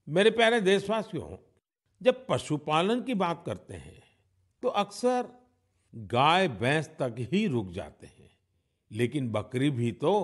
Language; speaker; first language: Hindi; non-native, local second language; Gujarati